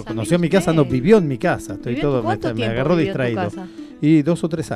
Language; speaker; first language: Spanish; native; Spanish